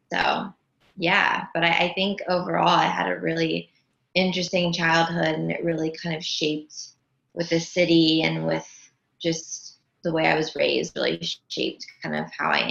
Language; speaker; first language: English; native; English